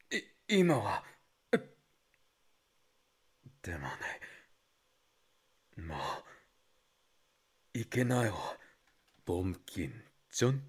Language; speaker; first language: Japanese; non-native, learner; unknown